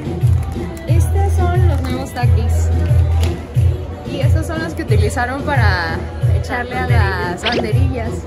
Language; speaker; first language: Spanish; native; Spanish